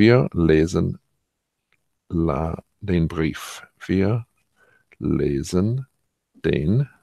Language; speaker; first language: German; non-native, learner; English